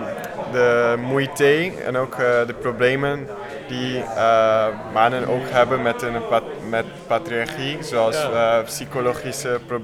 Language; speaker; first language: Dutch; non-native, learner; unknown